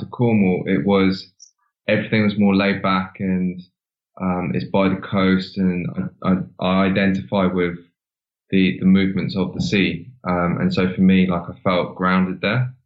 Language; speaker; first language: English; native; English